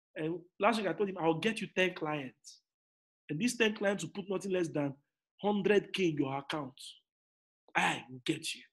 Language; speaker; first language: English; non-native, local second language; Igbo